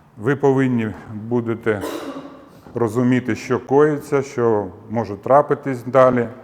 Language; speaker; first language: Ukrainian; non-native, local second language; Russian